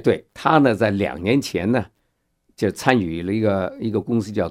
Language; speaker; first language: Chinese; native; Chinese